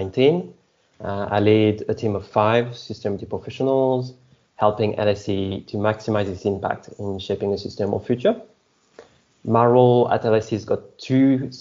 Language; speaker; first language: English; non-native, fluent; French